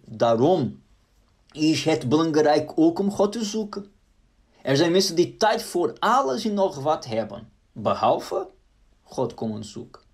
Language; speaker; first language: Dutch; non-native, fluent; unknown